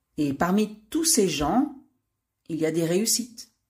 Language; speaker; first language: French; native; French